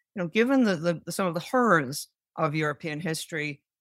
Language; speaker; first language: English; native; English